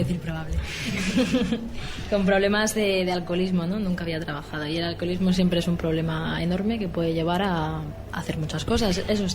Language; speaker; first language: Spanish; native; Spanish